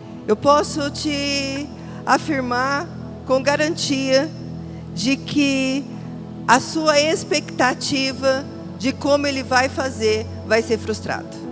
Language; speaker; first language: Portuguese; native; Portuguese